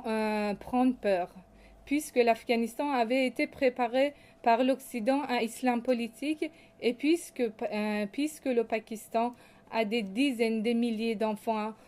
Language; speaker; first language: French; non-native, fluent; Persian